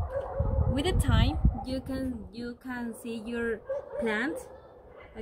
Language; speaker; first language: English; non-native, learner; Spanish